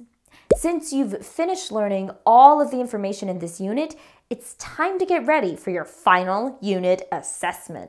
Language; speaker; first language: English; native; English